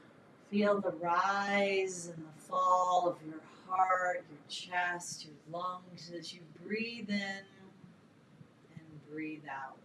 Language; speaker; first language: English; native; English